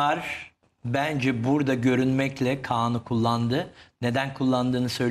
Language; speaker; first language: Turkish; native; Turkish